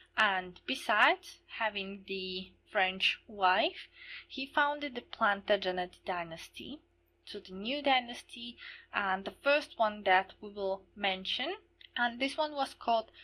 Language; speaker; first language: English; non-native, fluent; Slovak